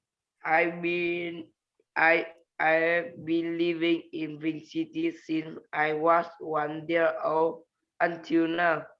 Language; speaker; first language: English; non-native, learner; Vietnamese